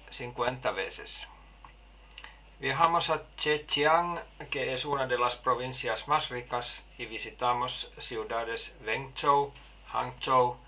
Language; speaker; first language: Spanish; non-native, fluent; Finnish